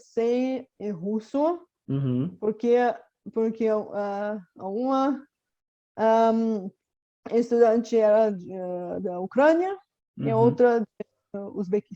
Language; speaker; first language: Portuguese; non-native, fluent; Bulgarian